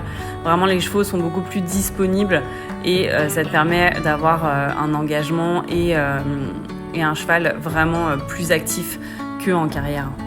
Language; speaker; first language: French; native; French